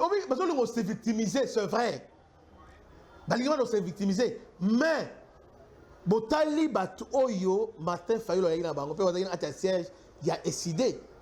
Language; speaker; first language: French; non-native, local second language; Lingala